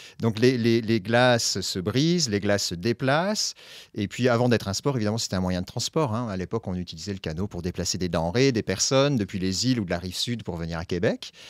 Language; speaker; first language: French; native; French